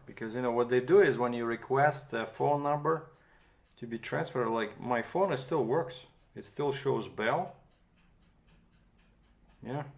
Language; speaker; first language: English; non-native, fluent; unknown